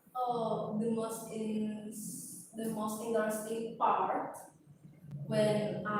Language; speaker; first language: English; non-native, learner; Indonesian